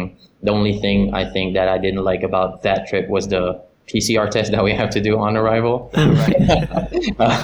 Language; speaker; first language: English; non-native, local second language; Filipino